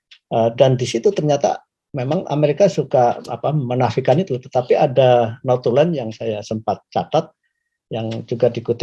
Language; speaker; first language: Indonesian; native; Indonesian